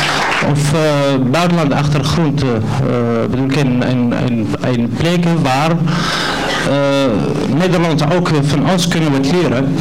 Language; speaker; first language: Dutch; non-native, learner; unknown